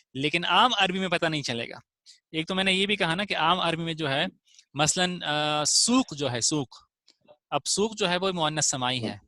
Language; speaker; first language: Urdu; non-native, local second language; Punjabi